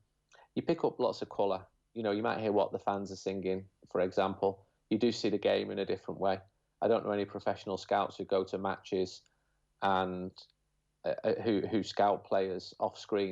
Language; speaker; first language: English; native; English